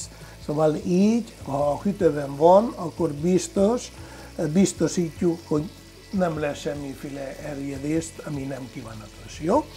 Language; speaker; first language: Hungarian; non-native, fluent; Spanish